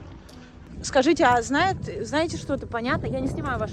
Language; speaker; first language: Russian; native; Russian